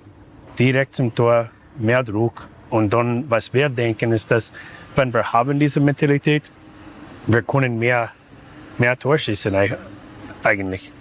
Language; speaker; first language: German; non-native, learner; English